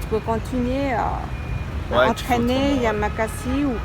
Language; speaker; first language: French; non-native, learner; Vietnamese